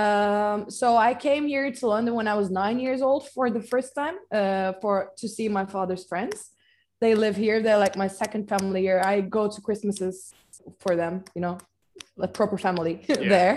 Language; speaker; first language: English; non-native, fluent; Turkish